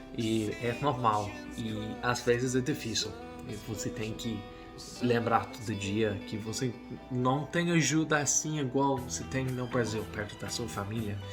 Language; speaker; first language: Portuguese; non-native, learner; English